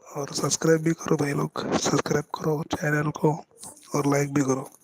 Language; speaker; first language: Hindi; non-native, local second language; Marathi